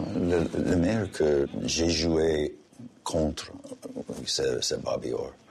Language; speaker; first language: French; non-native, local second language; English